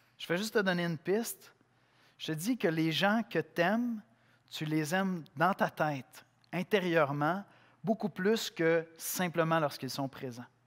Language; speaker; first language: French; native; French